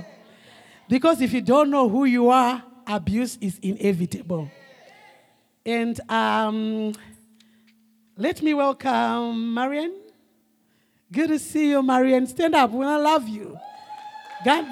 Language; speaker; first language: English; non-native, local second language; Shona